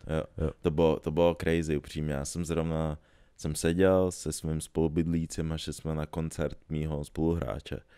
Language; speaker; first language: Czech; native; Czech